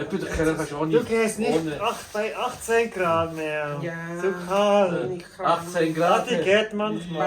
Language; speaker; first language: German; native; German